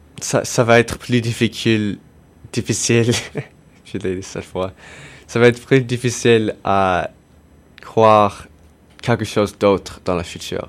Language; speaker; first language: French; non-native, local second language; English